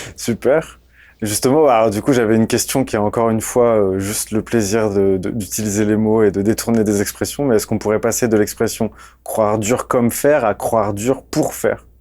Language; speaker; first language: French; native; French